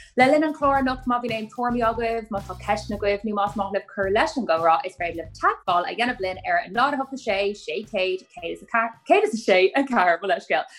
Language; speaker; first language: Irish; native; Irish